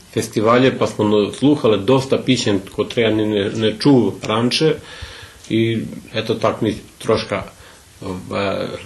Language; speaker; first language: Ukrainian; early bilingual, heritage; Ukrainian